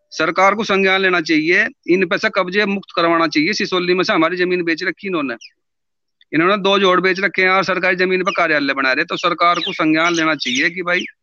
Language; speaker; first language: Hindi; native; Hindi